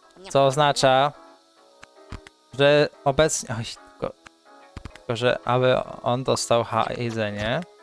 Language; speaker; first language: Polish; native; Polish